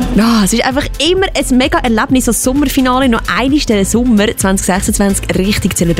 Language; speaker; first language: German; native; German